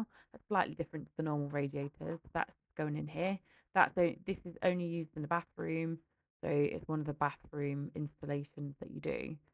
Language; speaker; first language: English; native; English